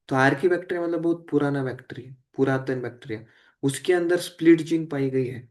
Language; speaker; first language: Hindi; non-native, local second language; Marathi